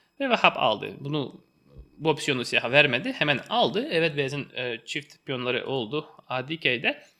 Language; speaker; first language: Turkish; non-native, fluent; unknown